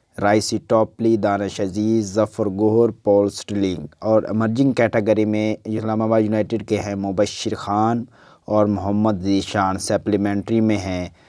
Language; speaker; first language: Urdu; native; Urdu